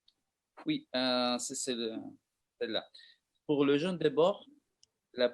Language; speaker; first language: French; non-native, fluent; Spanish